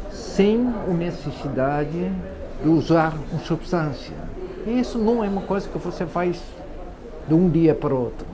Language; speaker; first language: Portuguese; non-native, fluent; Dutch